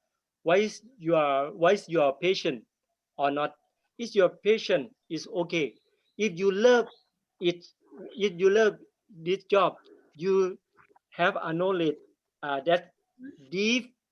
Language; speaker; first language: English; non-native, learner; Thai